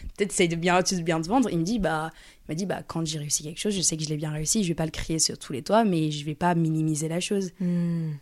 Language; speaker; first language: French; early bilingual, other home language; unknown